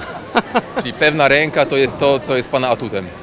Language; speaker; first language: Polish; native; Polish